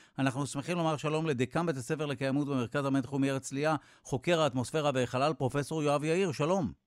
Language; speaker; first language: Hebrew; native; Hebrew